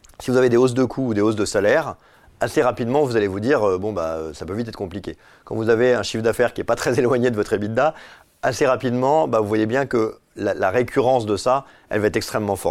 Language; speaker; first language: French; native; French